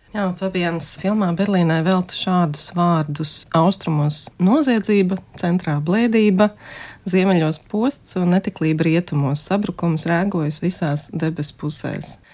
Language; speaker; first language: Latvian; native; Latvian